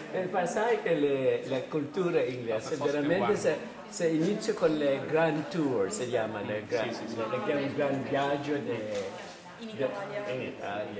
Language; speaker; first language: Italian; non-native, learner; English